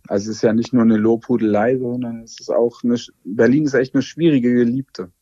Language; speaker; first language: German; native; German